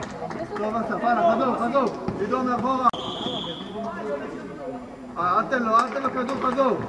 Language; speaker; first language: Hebrew; native; Hebrew